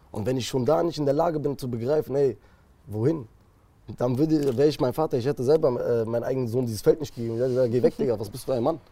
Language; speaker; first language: German; early bilingual, other home language; Kurdish